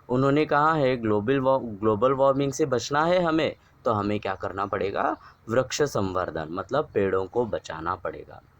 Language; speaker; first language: Hindi; non-native, local second language; Marathi